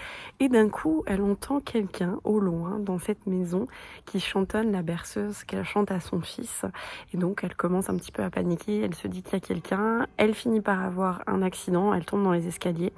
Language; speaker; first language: French; native; French